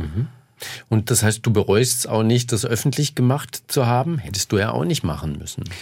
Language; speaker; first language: German; native; German